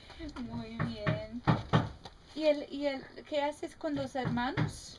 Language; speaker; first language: Spanish; non-native, fluent; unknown